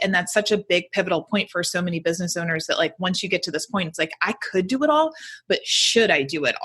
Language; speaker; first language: English; native; English